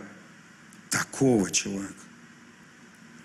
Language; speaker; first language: Russian; native; Russian